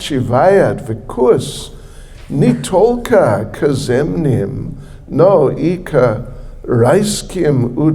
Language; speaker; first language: Russian; non-native, learner; English